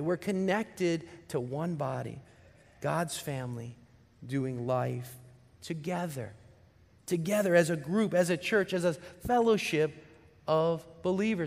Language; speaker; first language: English; native; English